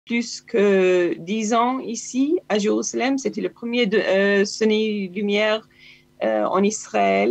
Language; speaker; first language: French; non-native, learner; Hebrew